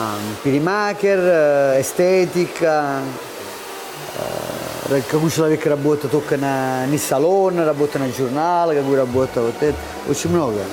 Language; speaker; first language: Russian; non-native, learner; Italian